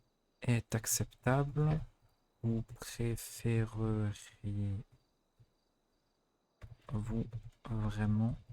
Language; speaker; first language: French; native; French